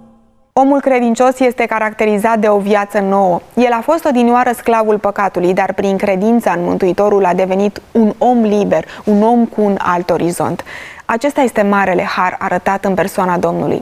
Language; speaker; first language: Romanian; native; Romanian